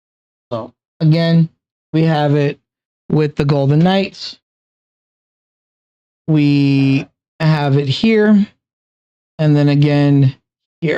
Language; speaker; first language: English; native; English